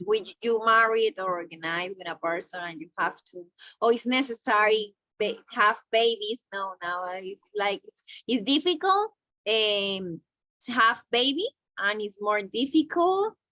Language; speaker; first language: English; non-native, learner; Spanish